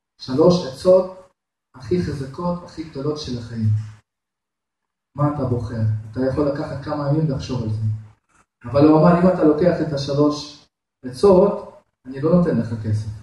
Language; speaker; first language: Hebrew; non-native, fluent; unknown